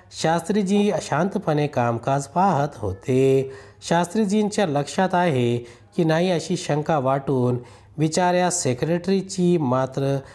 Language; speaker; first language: Marathi; non-native, local second language; Urdu